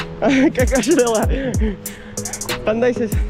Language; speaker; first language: Russian; non-native, learner; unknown